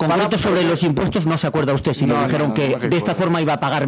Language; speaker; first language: Spanish; native; Spanish